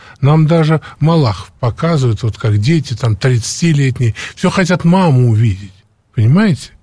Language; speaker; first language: Russian; native; Russian